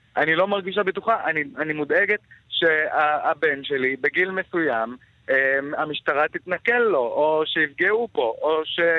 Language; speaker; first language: Hebrew; non-native, local second language; Arabic